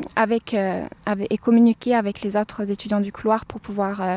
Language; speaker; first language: French; native; French